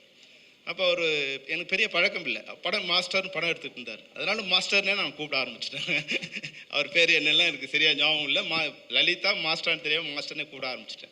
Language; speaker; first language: Tamil; native; Tamil